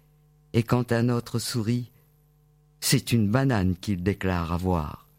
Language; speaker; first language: French; native; French